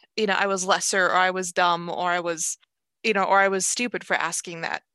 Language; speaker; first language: English; native; English